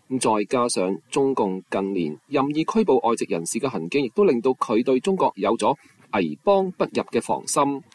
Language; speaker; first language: Chinese; non-native, local second language; Cantonese